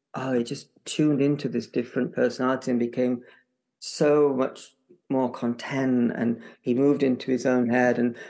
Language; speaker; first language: English; native; English